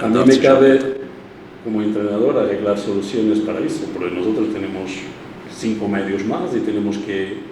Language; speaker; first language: Spanish; non-native, fluent; Portuguese